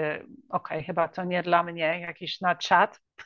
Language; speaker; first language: Polish; early bilingual, heritage; English